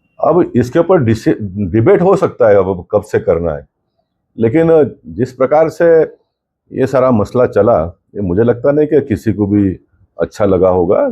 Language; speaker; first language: Hindi; non-native, local second language; Kannada